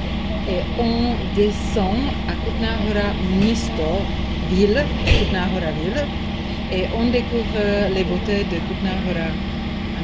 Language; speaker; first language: French; non-native, fluent; Czech